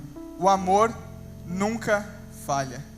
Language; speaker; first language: Portuguese; native; Portuguese